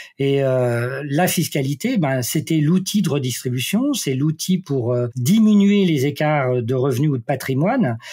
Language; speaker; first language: French; native; French